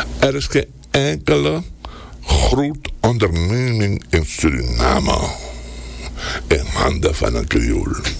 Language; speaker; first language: Dutch; native; Dutch